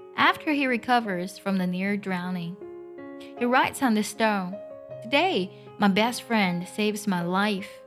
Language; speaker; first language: English; non-native, fluent; Chinese